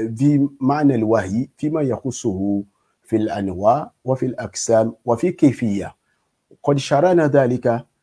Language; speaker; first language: Arabic; non-native, fluent; Yoruba